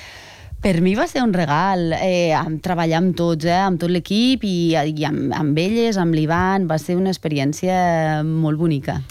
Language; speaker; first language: Catalan; native; Catalan